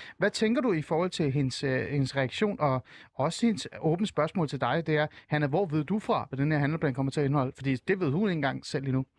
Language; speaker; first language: Danish; early bilingual, other home language; Persian